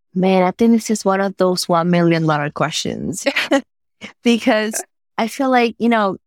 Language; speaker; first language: English; non-native, fluent; Spanish